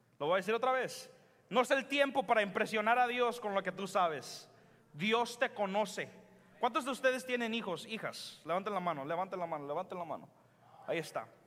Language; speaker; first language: Spanish; early bilingual, heritage; Spanish